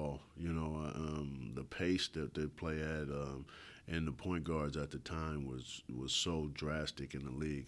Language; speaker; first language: English; native; English